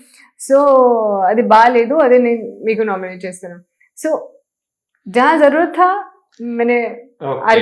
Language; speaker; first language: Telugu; non-native, local second language; Hindi